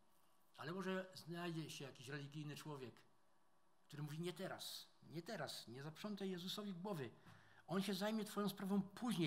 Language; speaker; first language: Polish; native; Polish